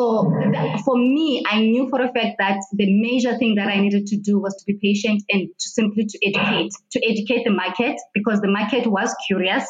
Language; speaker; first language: English; non-native, local second language; Xhosa